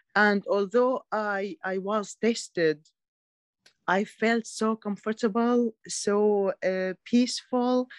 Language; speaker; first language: English; non-native, learner; Arabic